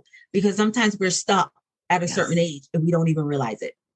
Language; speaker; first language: English; native; English